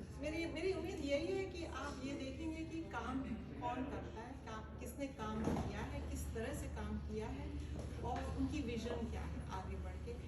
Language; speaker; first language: Hindi; non-native, local second language; Telugu